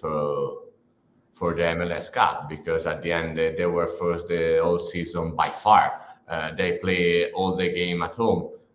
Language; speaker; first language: English; non-native, fluent; Italian